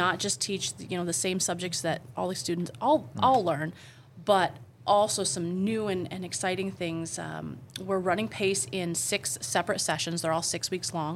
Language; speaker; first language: English; native; English